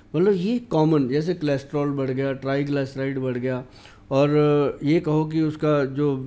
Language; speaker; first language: Hindi; native; Hindi